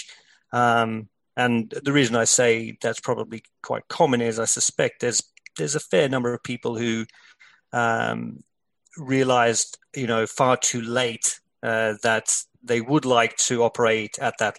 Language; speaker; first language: English; native; English